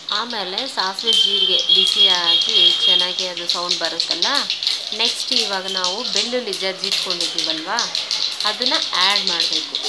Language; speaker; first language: Kannada; non-native, local second language; Telugu